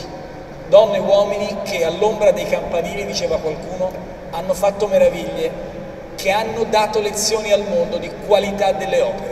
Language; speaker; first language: Italian; native; Italian